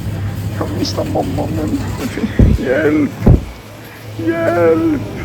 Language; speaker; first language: Norwegian; native; Norwegian